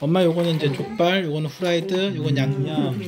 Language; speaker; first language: Korean; native; Korean